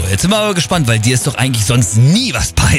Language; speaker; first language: German; native; German